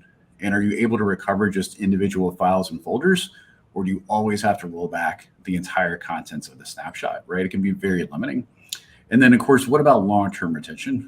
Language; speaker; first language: English; native; English